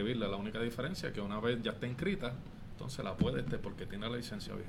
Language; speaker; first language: Spanish; native; Spanish